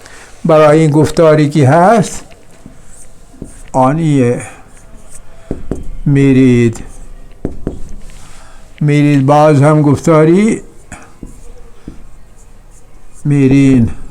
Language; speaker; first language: Persian; non-native, fluent; Urdu